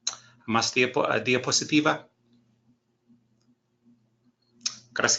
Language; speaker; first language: Spanish; non-native, learner; English